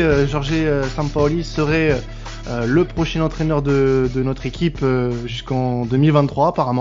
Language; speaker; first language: French; native; French